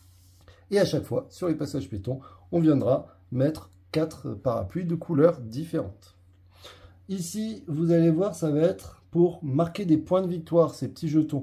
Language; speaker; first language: French; native; French